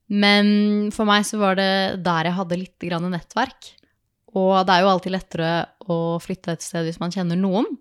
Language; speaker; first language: Norwegian; native; Norwegian